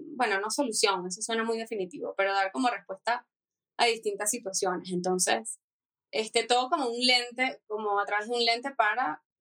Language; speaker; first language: Spanish; native; Spanish